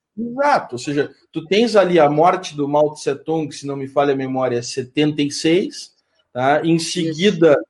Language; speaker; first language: Portuguese; native; Portuguese